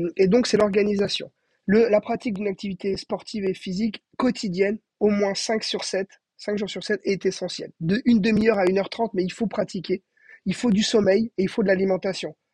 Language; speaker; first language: French; native; French